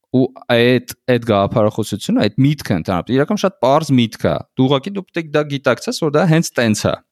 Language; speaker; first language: Armenian; native; Armenian